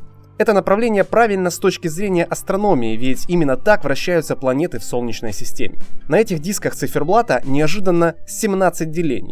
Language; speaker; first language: Russian; native; Russian